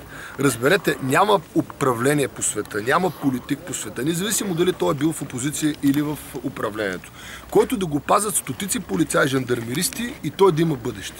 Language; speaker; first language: Bulgarian; native; Bulgarian